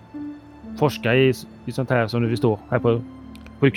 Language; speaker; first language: Swedish; native; Swedish